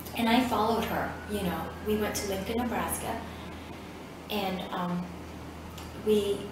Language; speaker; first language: English; early bilingual, other home language; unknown